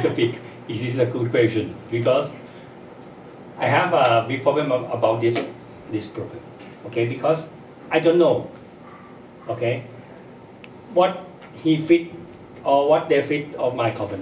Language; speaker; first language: English; non-native, learner; Thai